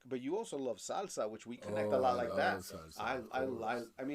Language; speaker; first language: English; native; English